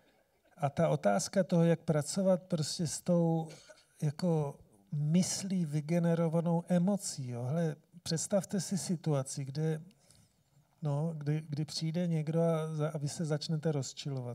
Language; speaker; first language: Czech; native; Czech